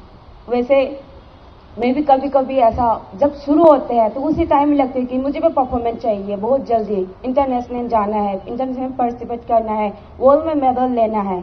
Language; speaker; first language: Hindi; non-native, local second language; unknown